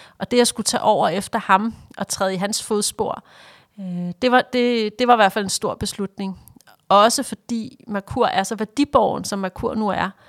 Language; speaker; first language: Danish; native; Danish